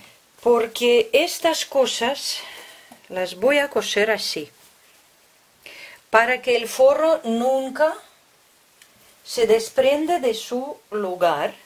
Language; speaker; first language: Spanish; non-native, fluent; Russian